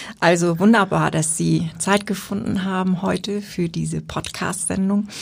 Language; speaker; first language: German; native; German